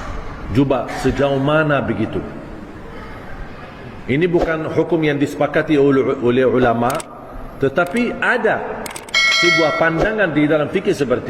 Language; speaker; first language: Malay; non-native, fluent; Arabic